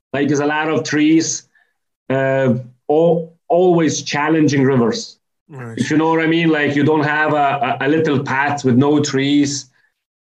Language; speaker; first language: English; non-native, fluent; Lithuanian